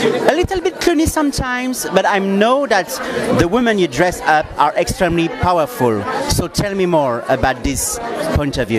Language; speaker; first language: English; non-native, fluent; French